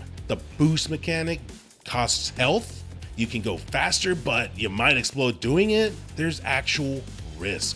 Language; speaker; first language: English; native; English